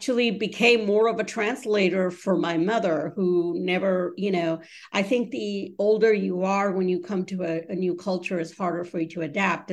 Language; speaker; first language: English; early bilingual, other home language; Bangla